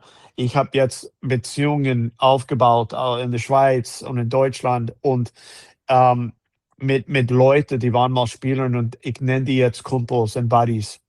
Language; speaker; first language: German; non-native, fluent; English